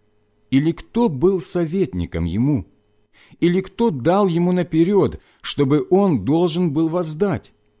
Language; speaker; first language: Russian; native; Russian